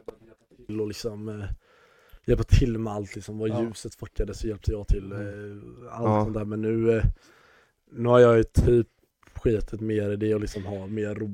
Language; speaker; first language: Swedish; native; Swedish